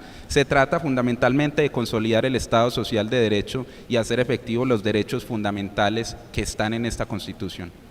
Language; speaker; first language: Spanish; native; Spanish